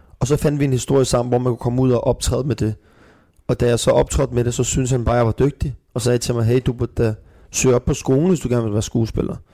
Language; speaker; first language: Danish; early bilingual, other home language; Persian